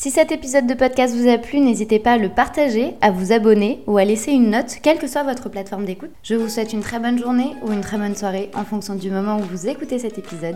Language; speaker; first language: French; native; French